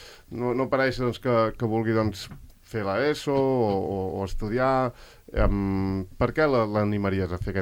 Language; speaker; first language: Catalan; native; Catalan